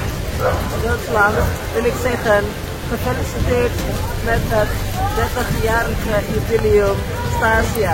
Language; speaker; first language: Dutch; non-native, learner; Indonesian